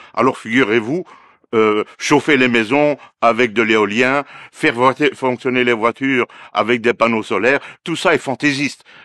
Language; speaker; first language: French; native; French